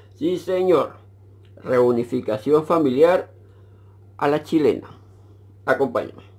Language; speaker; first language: Spanish; native; Spanish